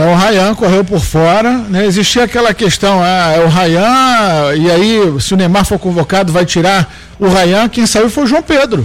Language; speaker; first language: Portuguese; native; Portuguese